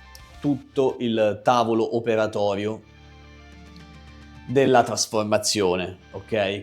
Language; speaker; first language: Italian; native; Italian